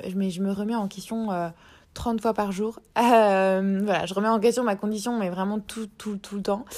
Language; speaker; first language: French; native; French